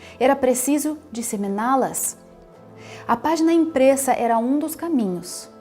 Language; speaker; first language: Portuguese; non-native, fluent; Ukrainian